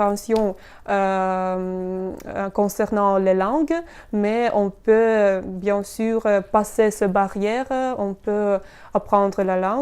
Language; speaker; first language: French; non-native, fluent; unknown